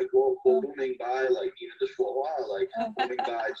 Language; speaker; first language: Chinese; non-native, learner; English